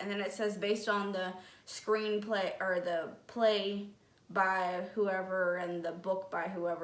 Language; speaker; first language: English; native; English